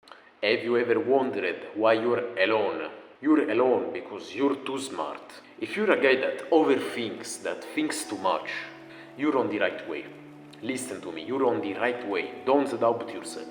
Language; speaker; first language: English; non-native, fluent; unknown